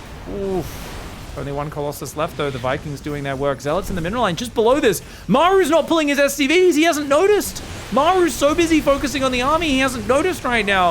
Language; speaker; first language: English; native; English